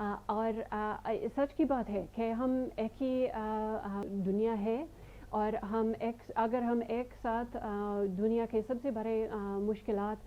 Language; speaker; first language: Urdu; non-native, fluent; English